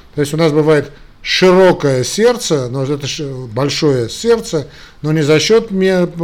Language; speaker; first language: Russian; non-native, local second language; Armenian